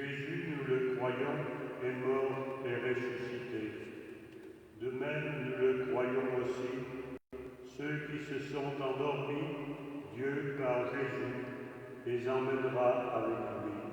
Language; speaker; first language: French; native; French